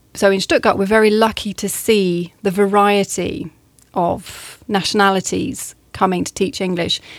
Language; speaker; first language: English; native; English